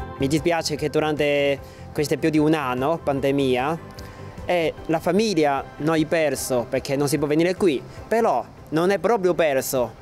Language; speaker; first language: Italian; non-native, learner; Chinese